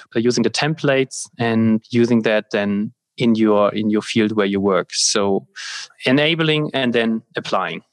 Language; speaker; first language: English; non-native, fluent; German